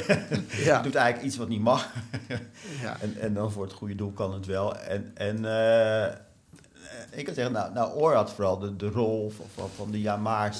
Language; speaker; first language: Dutch; native; Dutch